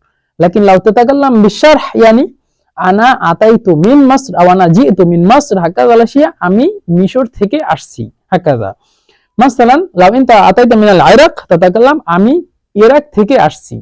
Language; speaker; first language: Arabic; non-native, fluent; Bangla